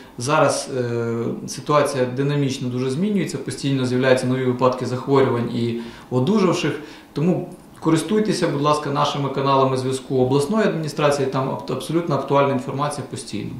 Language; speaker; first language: Ukrainian; native; Ukrainian